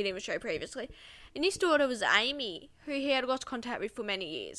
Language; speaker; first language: English; native; English